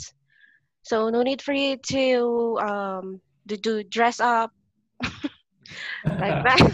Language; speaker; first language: English; non-native, local second language; Filipino